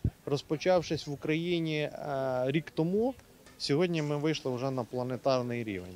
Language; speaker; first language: Ukrainian; native; Ukrainian